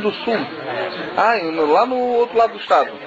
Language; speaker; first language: Portuguese; native; Portuguese